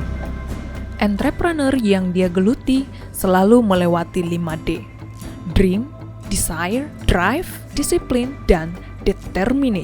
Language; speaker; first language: Indonesian; native; Indonesian